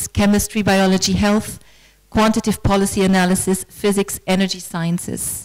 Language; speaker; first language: English; non-native, fluent; German